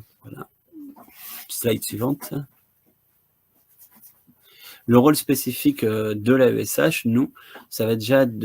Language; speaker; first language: French; native; French